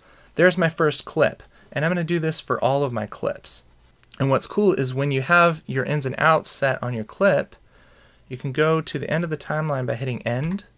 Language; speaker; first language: English; native; English